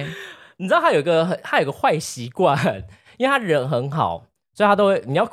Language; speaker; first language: Chinese; native; Chinese